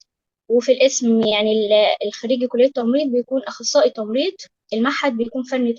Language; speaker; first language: Arabic; native; Arabic